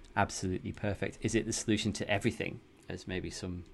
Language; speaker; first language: English; native; English